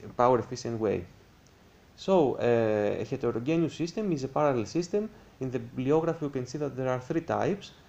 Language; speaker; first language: English; non-native, fluent; Greek